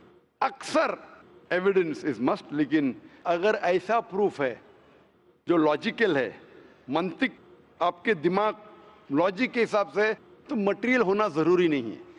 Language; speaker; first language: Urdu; non-native, local second language; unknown